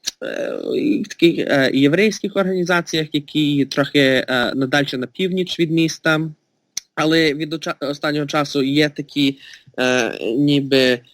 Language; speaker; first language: Ukrainian; early bilingual, heritage; Ukrainian